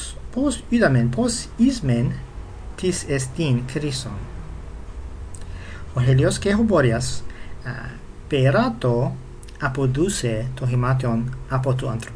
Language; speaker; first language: Greek; non-native, fluent; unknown